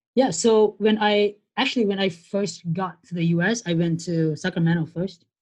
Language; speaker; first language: English; non-native, fluent; Lao